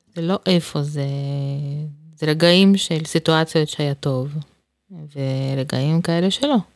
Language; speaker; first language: Hebrew; non-native, fluent; Russian